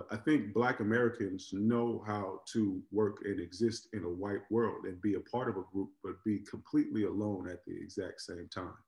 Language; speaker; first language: English; native; English